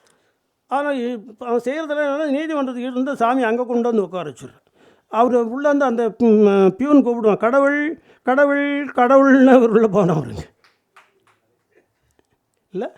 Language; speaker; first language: Tamil; native; Tamil